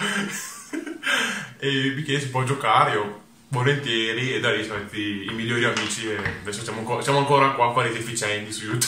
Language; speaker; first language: Italian; early bilingual, other home language; Russian